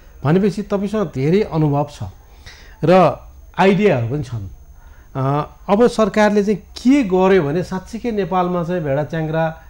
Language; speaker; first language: Nepali; native; Nepali